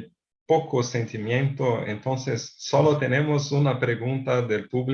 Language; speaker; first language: Spanish; non-native, fluent; Portuguese